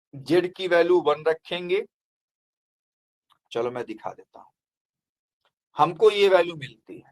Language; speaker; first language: Hindi; native; Hindi